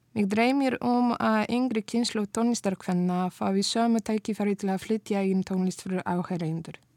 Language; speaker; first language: Icelandic; non-native, fluent; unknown